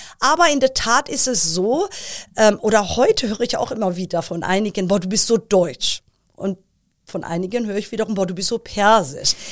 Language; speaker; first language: German; early bilingual, other home language; Persian